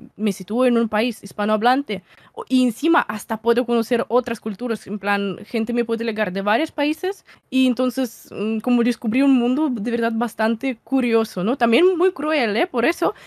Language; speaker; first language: Spanish; non-native, fluent; Russian